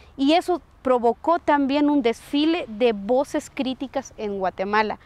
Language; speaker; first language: Spanish; native; Spanish